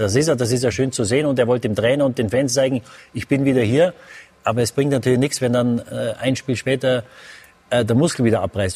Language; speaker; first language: German; native; German